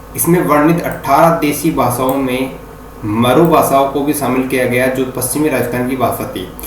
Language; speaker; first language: Hindi; native; Hindi